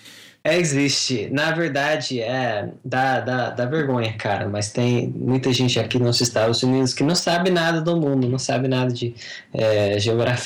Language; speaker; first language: Portuguese; non-native, fluent; English